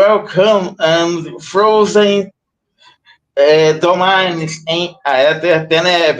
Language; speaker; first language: English; non-native, learner; Portuguese